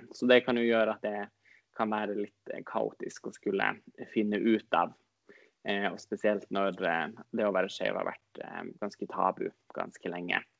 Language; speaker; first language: Norwegian; non-native, local second language; Northern Sami